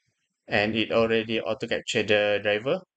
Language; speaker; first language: English; non-native, local second language; Malay